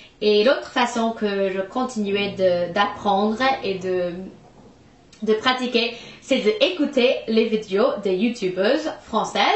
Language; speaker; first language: French; non-native, fluent; English